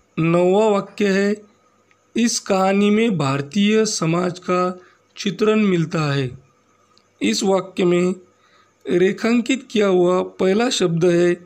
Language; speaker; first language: Hindi; non-native, local second language; Marathi